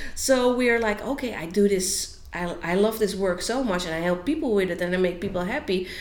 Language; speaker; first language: English; non-native, fluent; Dutch